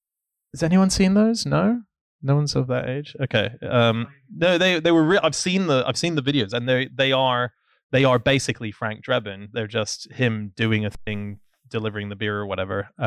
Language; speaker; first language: English; native; English